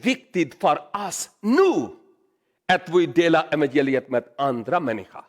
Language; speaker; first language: Swedish; non-native, learner; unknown